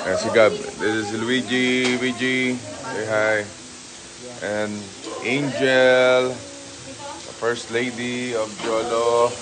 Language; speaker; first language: Filipino; native; Filipino